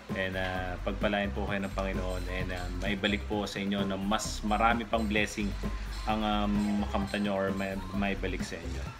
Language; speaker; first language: Filipino; native; Filipino